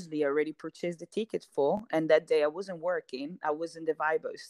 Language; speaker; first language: English; non-native, fluent; Italian